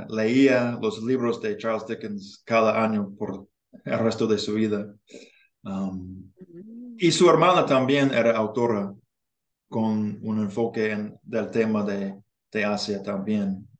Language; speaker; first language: Spanish; non-native, learner; English